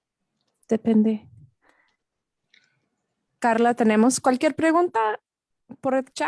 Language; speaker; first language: Spanish; non-native, fluent; English